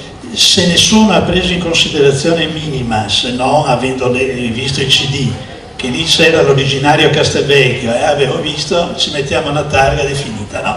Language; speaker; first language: Italian; native; Italian